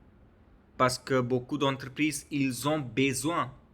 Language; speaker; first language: French; non-native, learner; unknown